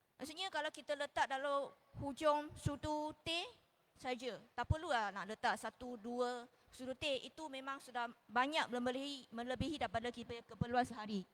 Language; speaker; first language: Malay; non-native, local second language; Chinese